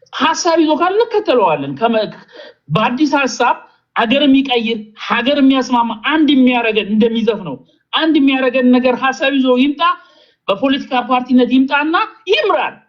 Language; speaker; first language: Amharic; native; Amharic